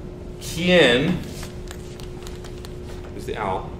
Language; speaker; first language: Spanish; non-native, fluent; English